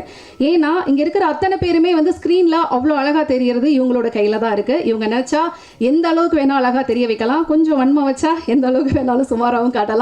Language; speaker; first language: Tamil; native; Tamil